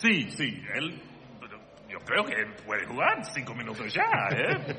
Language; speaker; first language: Spanish; non-native, learner; English